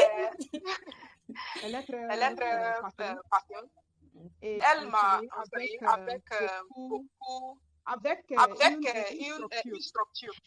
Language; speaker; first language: French; non-native, learner; Yoruba